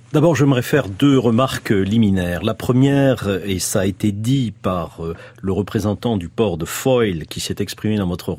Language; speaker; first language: French; native; French